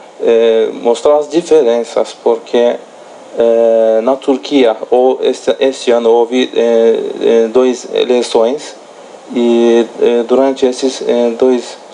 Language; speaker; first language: Portuguese; non-native, fluent; Turkish